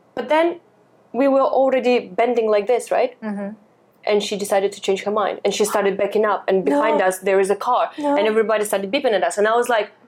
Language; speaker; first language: English; non-native, fluent; Russian